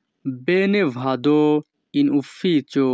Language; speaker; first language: Italian; non-native, fluent; Bangla